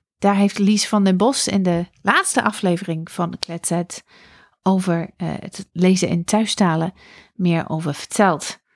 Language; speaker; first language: Dutch; non-native, fluent; English